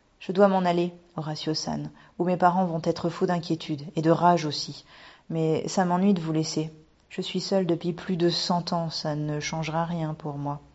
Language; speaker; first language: French; native; French